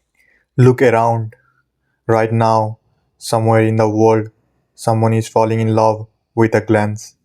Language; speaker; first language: English; non-native, fluent; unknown